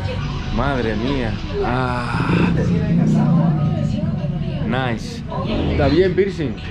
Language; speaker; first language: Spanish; non-native, learner; Greek